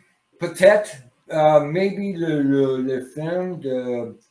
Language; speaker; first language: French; non-native, learner; English